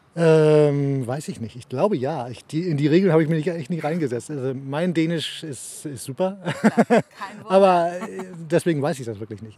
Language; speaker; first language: German; early bilingual, heritage; German